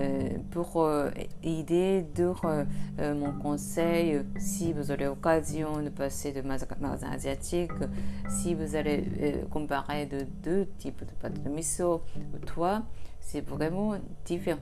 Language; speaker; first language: French; non-native, learner; Japanese